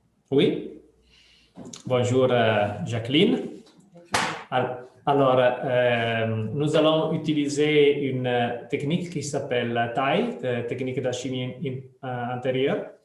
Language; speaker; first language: French; non-native, fluent; Italian